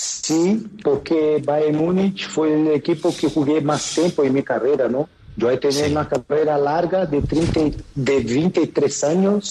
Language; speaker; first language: Spanish; non-native, fluent; Portuguese